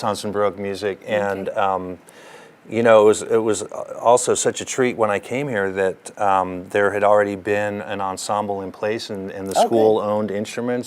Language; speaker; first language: English; early bilingual, other home language; German